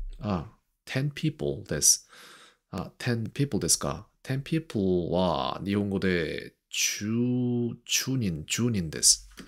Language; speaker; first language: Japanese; non-native, learner; Korean